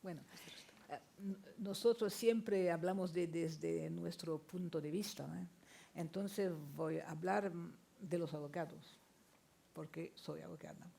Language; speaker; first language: Spanish; non-native, fluent; French